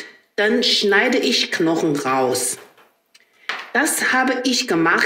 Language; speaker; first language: German; non-native, learner; Chinese